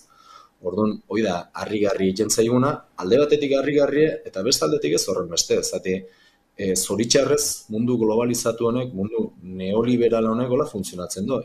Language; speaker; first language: Basque; native; Basque